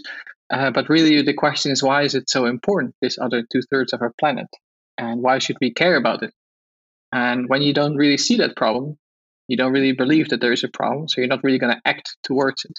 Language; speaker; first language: English; non-native, fluent; Dutch